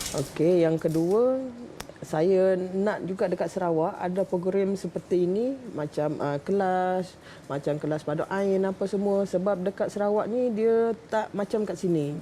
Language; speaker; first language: Malay; non-native, local second language; Iban